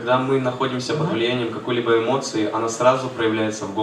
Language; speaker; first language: Russian; native; Russian